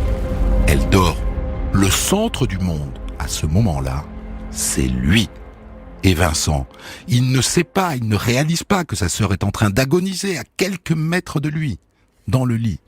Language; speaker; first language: French; native; French